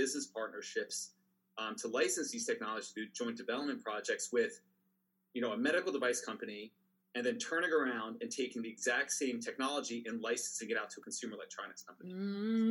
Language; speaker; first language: English; native; English